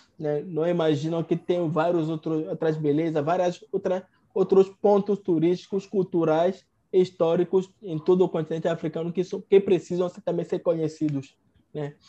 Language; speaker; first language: Portuguese; non-native, fluent; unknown